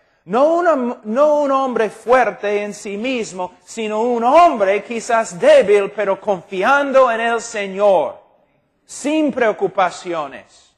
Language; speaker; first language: Spanish; non-native, fluent; English